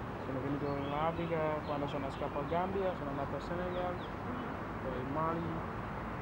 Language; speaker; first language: Italian; non-native, learner; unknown